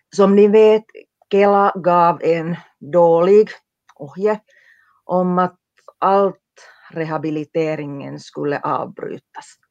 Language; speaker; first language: Swedish; non-native, local second language; Finnish